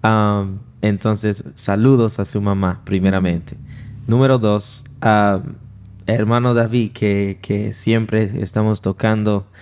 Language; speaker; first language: Spanish; non-native, fluent; English